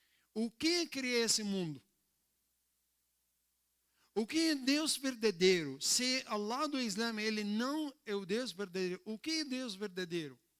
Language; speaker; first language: Portuguese; non-native, learner; Arabic